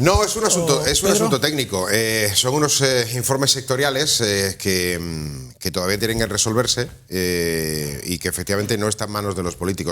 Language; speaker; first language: Spanish; native; Spanish